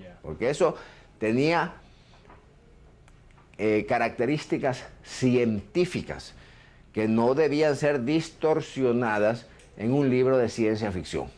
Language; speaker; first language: Spanish; native; Spanish